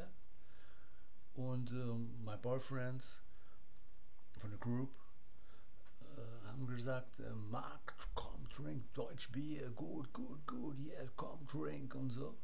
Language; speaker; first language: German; non-native, learner; English